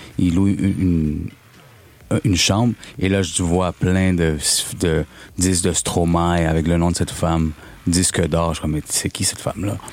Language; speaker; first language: French; early bilingual, other home language; Spanish